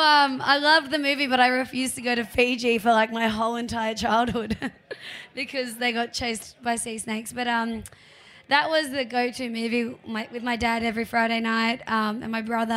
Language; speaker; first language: English; native; English